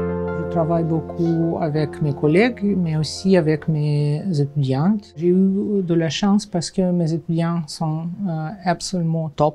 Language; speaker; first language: French; non-native, fluent; Russian